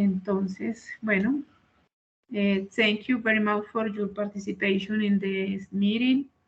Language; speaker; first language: English; non-native, learner; Spanish